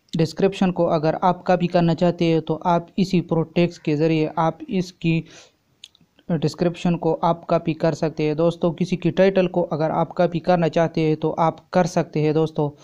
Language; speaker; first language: Urdu; non-native, local second language; Pashto